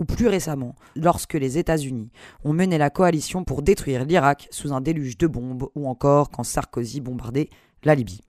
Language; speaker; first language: French; native; French